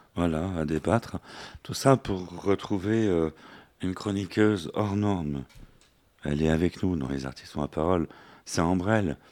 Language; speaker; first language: French; native; French